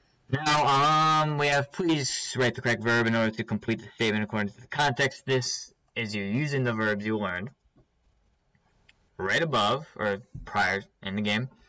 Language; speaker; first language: English; native; English